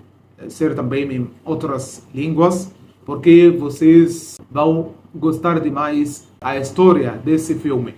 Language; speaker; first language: Portuguese; non-native, fluent; Arabic